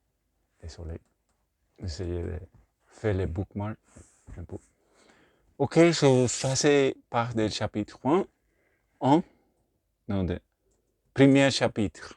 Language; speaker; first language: French; non-native, learner; Spanish